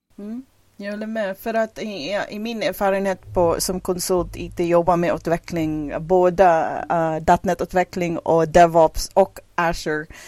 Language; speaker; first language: Swedish; non-native, fluent; Filipino